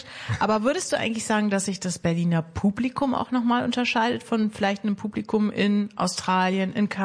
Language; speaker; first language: German; native; German